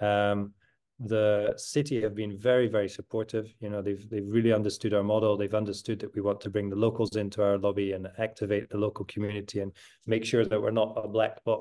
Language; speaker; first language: English; native; English